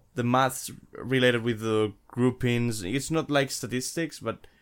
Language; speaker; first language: English; non-native, fluent; Spanish